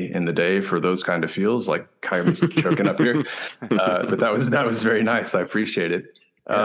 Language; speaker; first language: English; native; English